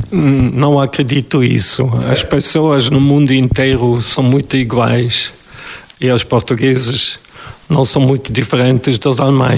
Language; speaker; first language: Portuguese; non-native, fluent; German